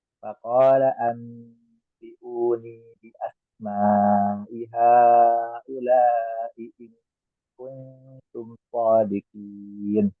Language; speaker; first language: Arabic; non-native, learner; Indonesian